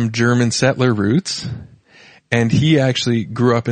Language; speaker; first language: English; native; English